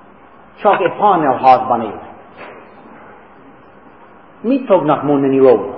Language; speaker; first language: Hungarian; non-native, fluent; English